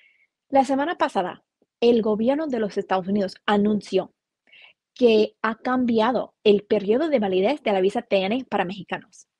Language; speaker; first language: Spanish; non-native, fluent; English